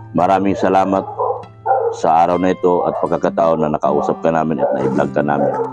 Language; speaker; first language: Filipino; non-native, local second language; Cebuano